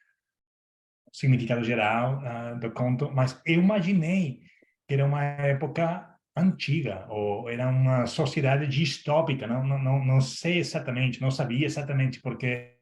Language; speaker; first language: Portuguese; non-native, fluent; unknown